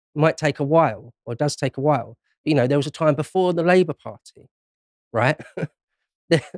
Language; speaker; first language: English; native; English